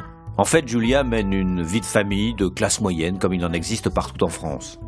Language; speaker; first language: French; native; French